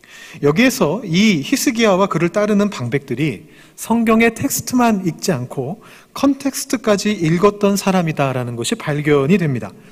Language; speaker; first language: Korean; native; Korean